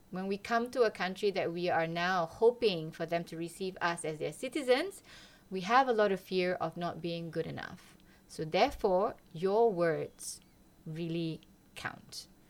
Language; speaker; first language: English; non-native, local second language; Malay